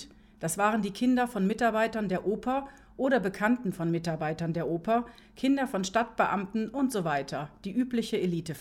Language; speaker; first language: German; native; German